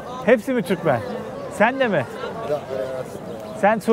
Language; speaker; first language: Turkish; native; Turkish